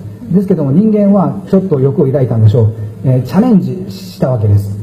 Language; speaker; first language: Japanese; native; Japanese